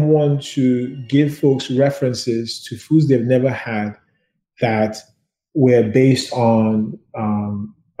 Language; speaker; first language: English; non-native, local second language; Yoruba